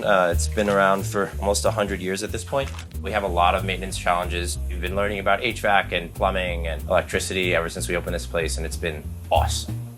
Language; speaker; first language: English; native; English